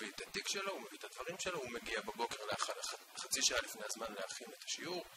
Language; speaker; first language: Hebrew; native; Hebrew